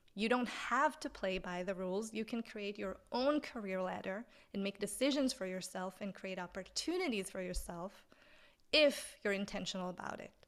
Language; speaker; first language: English; non-native, fluent; Hebrew